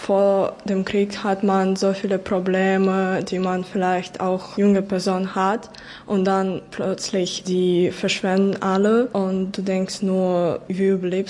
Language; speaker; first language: German; non-native, fluent; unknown